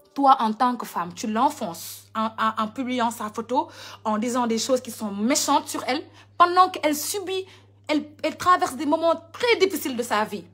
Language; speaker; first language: French; non-native, local second language; Wolof